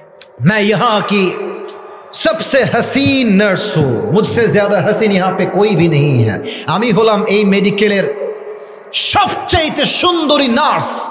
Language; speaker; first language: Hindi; non-native, fluent; Bangla